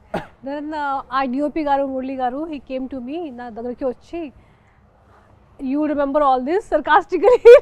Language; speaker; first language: Telugu; non-native, local second language; Hindi